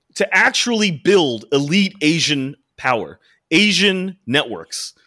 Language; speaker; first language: English; native; English